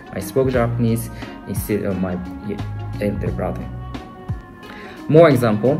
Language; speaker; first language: English; non-native, fluent; Japanese